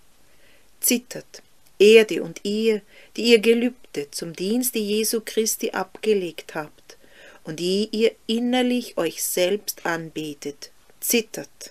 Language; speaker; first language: German; native; German